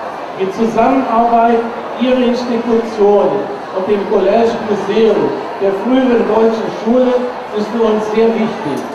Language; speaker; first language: German; non-native, learner; Portuguese